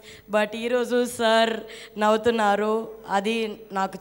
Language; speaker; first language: Telugu; non-native, fluent; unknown